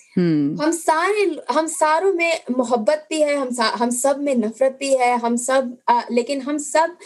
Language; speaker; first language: Urdu; native; Urdu